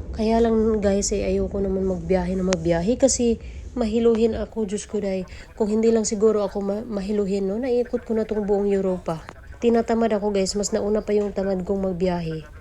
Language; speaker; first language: Filipino; native; Filipino